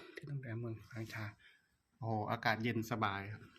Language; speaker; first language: Thai; native; Thai